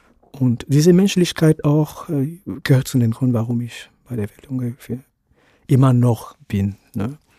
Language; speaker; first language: German; non-native, fluent; Ewe